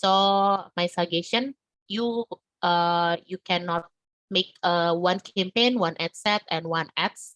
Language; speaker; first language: English; non-native, learner; Indonesian